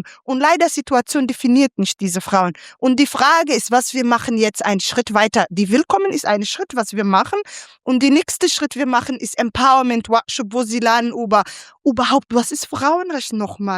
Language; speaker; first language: German; non-native, fluent; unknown